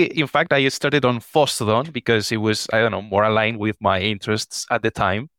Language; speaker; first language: English; non-native, fluent; Spanish